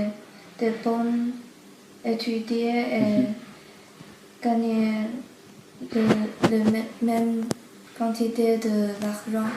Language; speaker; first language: French; non-native, learner; Chinese